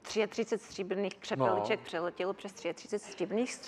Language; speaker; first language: Czech; early bilingual, heritage; Czech